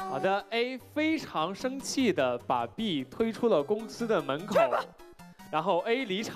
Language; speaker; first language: Chinese; native; Chinese